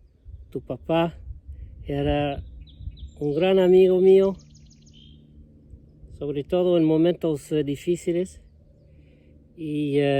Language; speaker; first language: Spanish; non-native, fluent; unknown